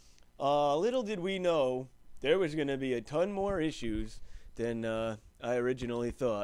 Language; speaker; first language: English; native; English